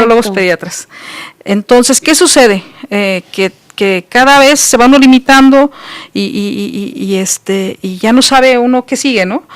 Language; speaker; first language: Spanish; native; Spanish